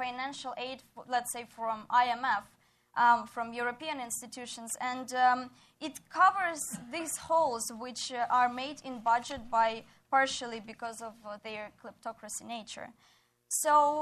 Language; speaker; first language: English; non-native, fluent; Ukrainian